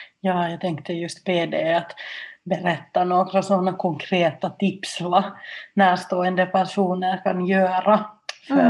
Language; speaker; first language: Swedish; non-native, local second language; Finnish